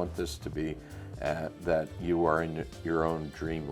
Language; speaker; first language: English; native; English